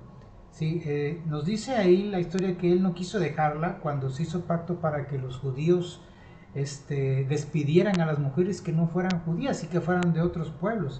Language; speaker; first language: Spanish; native; Spanish